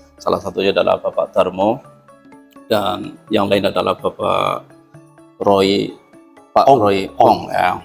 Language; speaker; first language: Indonesian; native; Indonesian